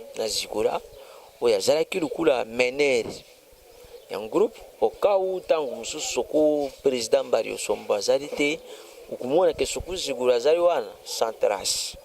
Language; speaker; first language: Lingala; non-native, local second language; Kongo